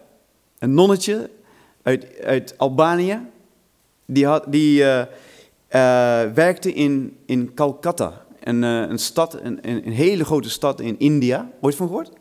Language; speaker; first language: Dutch; non-native, fluent; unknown